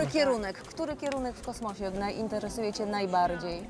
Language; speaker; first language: Polish; native; Polish